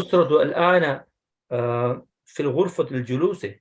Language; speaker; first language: Arabic; non-native, learner; English